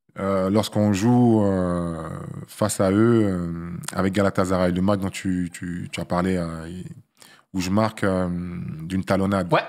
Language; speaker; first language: French; early bilingual, other home language; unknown